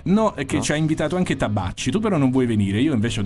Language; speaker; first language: Italian; native; Italian